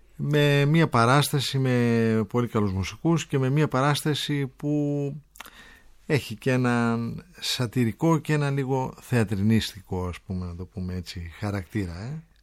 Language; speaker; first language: Greek; native; Greek